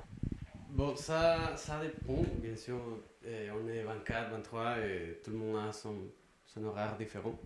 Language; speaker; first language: French; non-native, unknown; Spanish